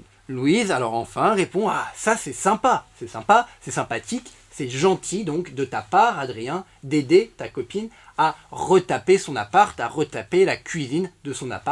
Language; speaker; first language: French; native; French